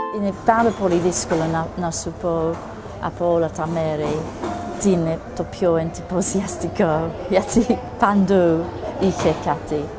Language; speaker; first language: Greek; non-native, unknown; English